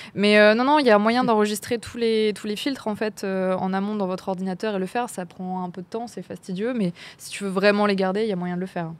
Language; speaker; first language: French; native; French